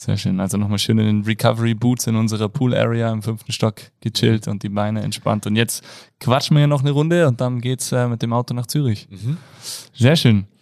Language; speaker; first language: German; native; German